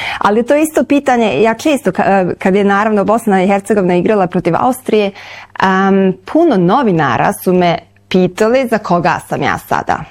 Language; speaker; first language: Bosnian; early bilingual, heritage; Bosnian